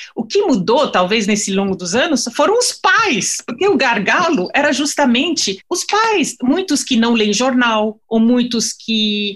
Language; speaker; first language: Portuguese; non-native, fluent; French